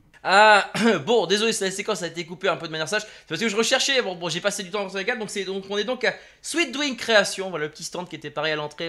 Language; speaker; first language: French; native; French